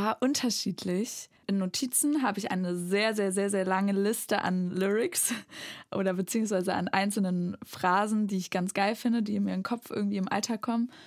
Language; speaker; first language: German; native; German